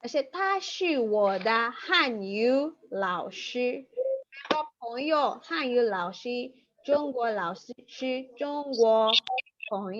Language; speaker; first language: Chinese; non-native, fluent; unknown